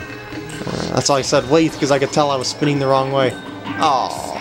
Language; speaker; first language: English; native; English